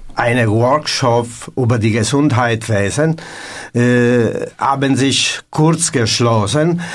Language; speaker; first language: German; non-native, learner; Italian